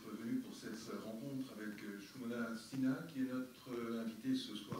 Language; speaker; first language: French; native; French